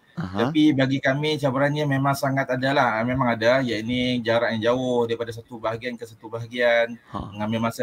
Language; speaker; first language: Malay; native; Malay